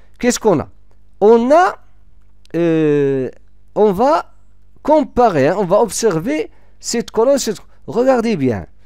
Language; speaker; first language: French; non-native, local second language; Arabic